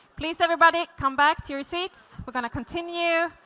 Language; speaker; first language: English; non-native, fluent; Swedish